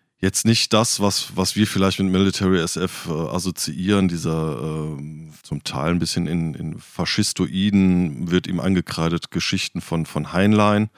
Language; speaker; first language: German; native; German